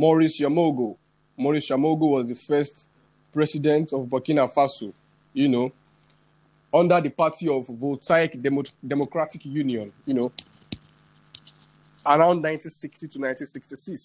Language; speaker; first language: English; non-native, local second language; Yoruba